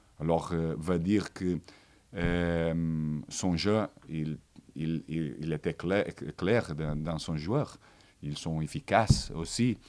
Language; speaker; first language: French; non-native, learner; Portuguese